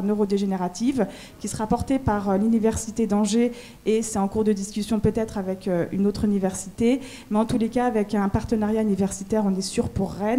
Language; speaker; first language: French; native; French